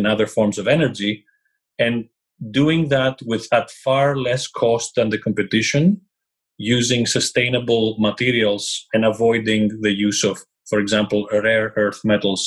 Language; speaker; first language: English; non-native, fluent; Greek